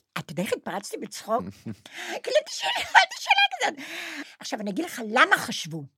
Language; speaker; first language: Hebrew; non-native, fluent; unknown